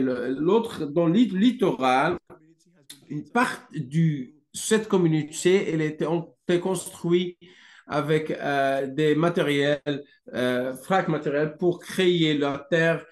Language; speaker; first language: French; non-native, fluent; English